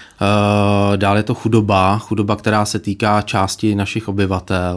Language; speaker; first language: Czech; native; Czech